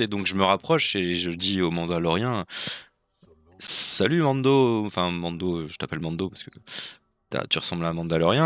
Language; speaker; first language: French; native; French